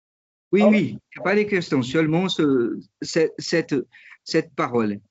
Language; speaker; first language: French; non-native, fluent; Portuguese